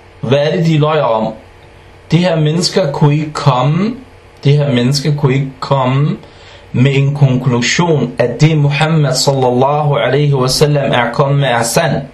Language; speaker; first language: Danish; non-native, fluent; Arabic